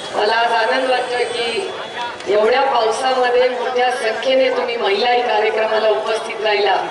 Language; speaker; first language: Hindi; non-native, local second language; Marathi